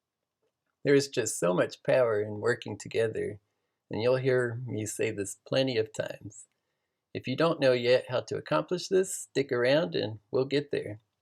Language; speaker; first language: English; native; English